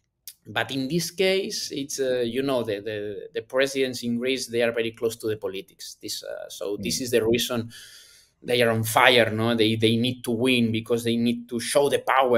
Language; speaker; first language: English; non-native, learner; Spanish